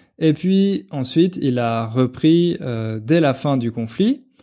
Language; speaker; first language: French; native; French